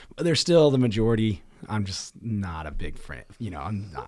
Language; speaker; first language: English; native; English